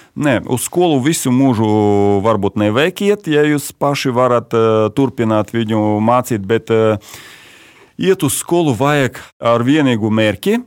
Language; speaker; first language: Latvian; non-native, local second language; Russian